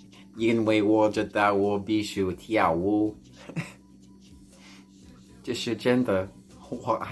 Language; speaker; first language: Chinese; non-native, learner; English